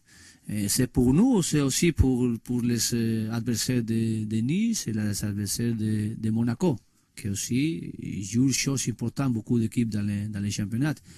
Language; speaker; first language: French; non-native, learner; Spanish